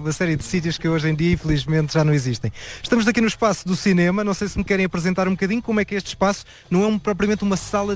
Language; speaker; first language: Portuguese; native; Portuguese